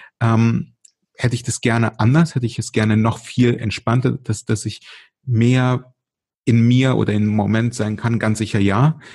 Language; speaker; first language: German; early bilingual, other home language; Russian